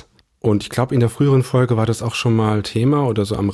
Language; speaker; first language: German; native; German